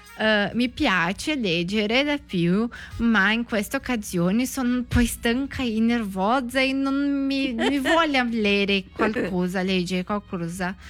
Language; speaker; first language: Italian; non-native, learner; Portuguese